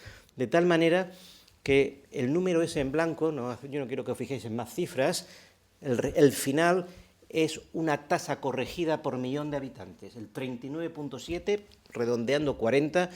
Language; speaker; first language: Spanish; native; Spanish